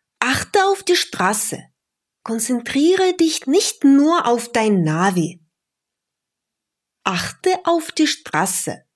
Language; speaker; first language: German; non-native, fluent; Russian